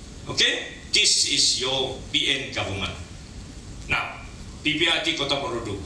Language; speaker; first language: English; non-native, local second language; Chinese